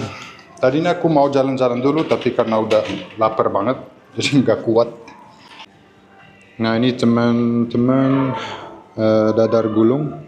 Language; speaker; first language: Indonesian; non-native, fluent; Arabic